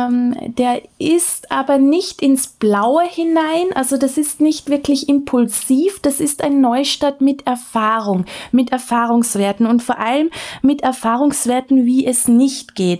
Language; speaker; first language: German; native; German